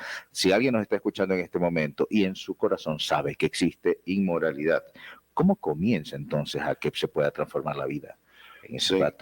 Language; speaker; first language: Spanish; native; Spanish